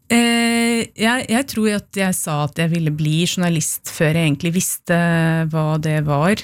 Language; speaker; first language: Norwegian; early bilingual, other home language; Urdu